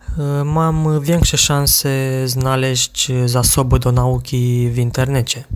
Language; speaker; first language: Polish; non-native, learner; Romanian